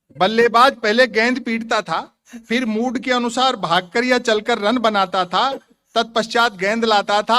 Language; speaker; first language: Hindi; native; Hindi